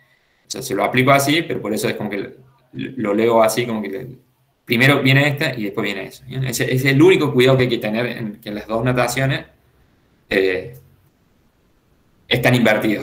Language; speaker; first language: Spanish; native; Spanish